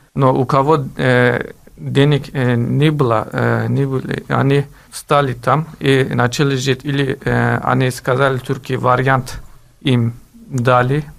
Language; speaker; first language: Russian; non-native, learner; Turkish